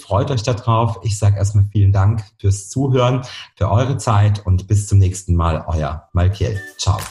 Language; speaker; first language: German; native; German